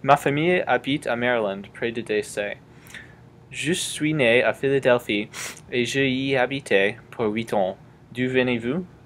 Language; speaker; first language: French; non-native, learner; English